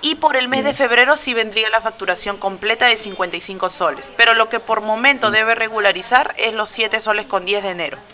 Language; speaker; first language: Spanish; native; Spanish